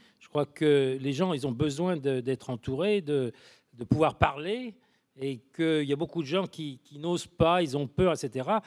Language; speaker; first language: French; native; French